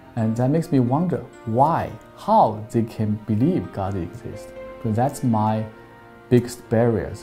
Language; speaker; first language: English; non-native, fluent; Chinese